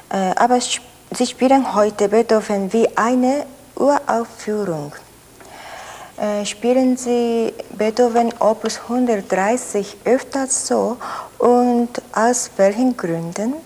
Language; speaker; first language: German; non-native, fluent; Japanese